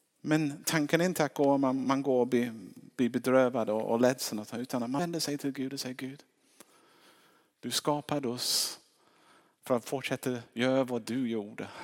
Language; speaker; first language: Swedish; non-native, fluent; English